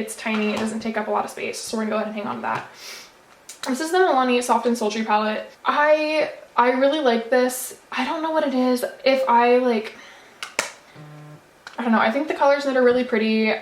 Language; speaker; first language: English; native; English